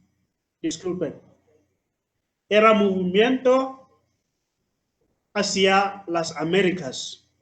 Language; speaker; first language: Spanish; non-native, fluent; Southern Sotho